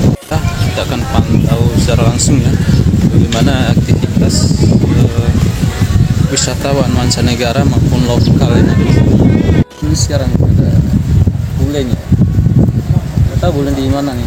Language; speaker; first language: Indonesian; native; Indonesian